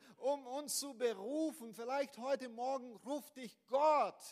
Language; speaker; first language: German; non-native, fluent; Portuguese